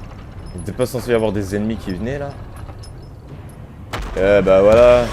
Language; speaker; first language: French; native; French